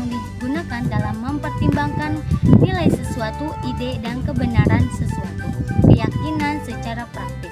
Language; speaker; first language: Indonesian; native; Indonesian